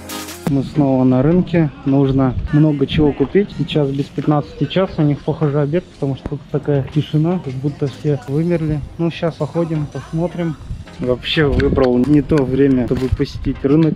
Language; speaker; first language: Russian; native; Russian